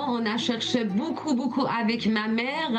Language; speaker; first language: French; non-native, learner; Persian